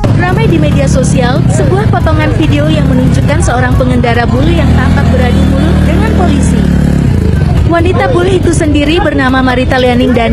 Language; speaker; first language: Indonesian; native; Indonesian